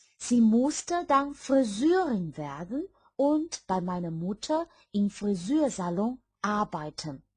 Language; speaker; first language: German; non-native, fluent; Chinese